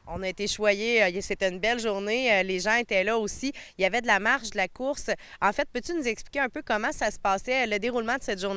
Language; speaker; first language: French; native; French